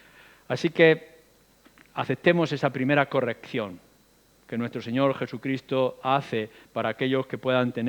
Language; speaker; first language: Spanish; native; Spanish